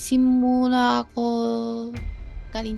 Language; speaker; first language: Filipino; non-native, learner; Chinese